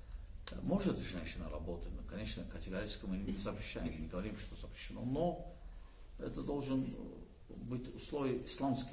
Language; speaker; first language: Russian; non-native, learner; Azerbaijani